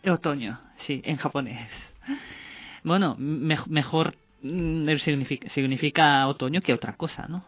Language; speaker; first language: Spanish; non-native, fluent; Japanese